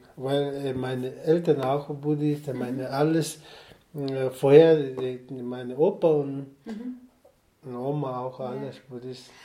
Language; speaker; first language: German; non-native, fluent; Nepali